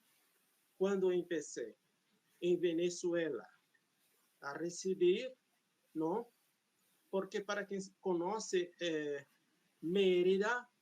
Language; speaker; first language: Spanish; non-native, fluent; Portuguese